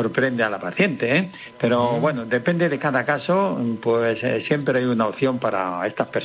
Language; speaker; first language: Spanish; native; Spanish